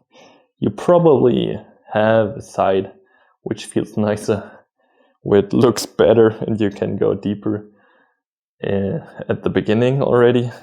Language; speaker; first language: English; non-native, fluent; German